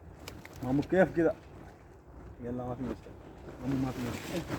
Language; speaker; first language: Arabic; non-native, learner; Urdu